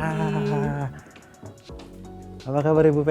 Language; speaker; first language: Indonesian; native; Indonesian